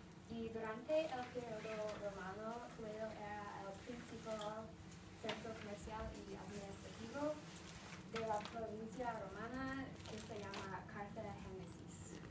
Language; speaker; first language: Spanish; non-native, learner; English